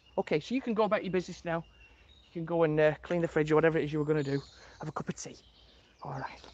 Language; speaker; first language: English; native; English